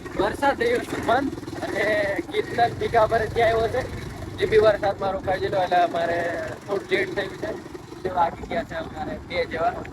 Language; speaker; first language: Gujarati; non-native, local second language; Rathawi